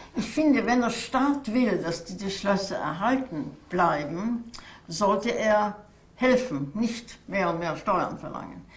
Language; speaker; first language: German; native; German